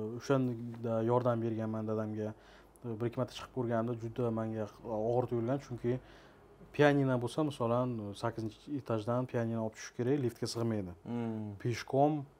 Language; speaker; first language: Uzbek; early bilingual, heritage; Uzbek